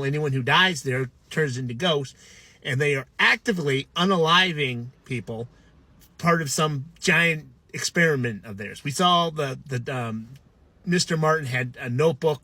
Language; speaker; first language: English; native; English